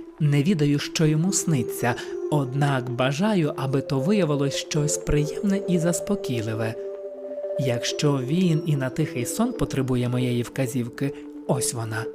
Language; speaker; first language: Ukrainian; native; Ukrainian